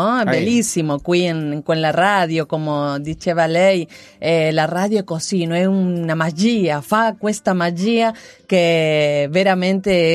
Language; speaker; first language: Italian; non-native, learner; Spanish